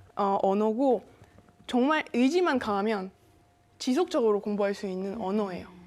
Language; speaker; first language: Korean; non-native, fluent; French